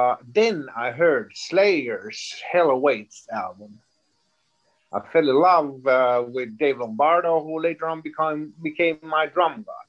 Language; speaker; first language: English; non-native, fluent; Swedish